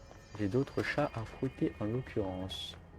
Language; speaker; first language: French; native; French